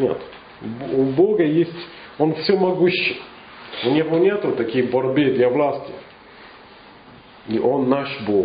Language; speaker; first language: Russian; non-native, learner; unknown